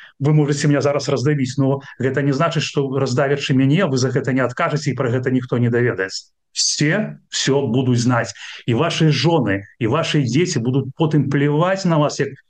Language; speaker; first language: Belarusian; non-native, local second language; Russian